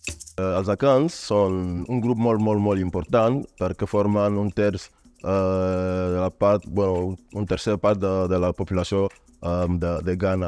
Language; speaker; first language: Catalan; non-native, learner; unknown